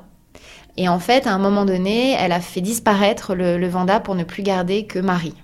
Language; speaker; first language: French; native; French